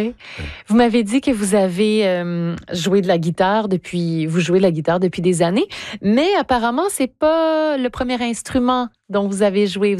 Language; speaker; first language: French; native; French